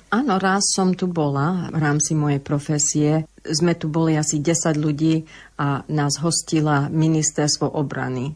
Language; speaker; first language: Slovak; early bilingual, heritage; English